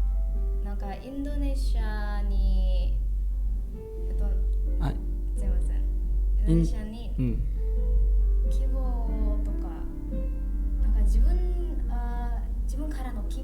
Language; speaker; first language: Japanese; non-native, learner; Indonesian